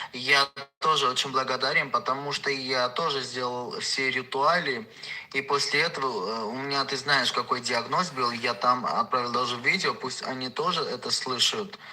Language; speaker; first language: Russian; non-native, fluent; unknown